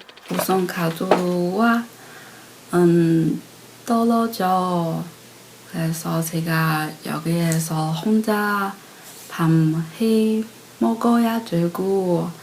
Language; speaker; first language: Korean; non-native, learner; Chinese